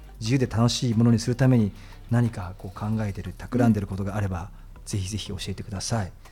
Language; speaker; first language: Japanese; native; Japanese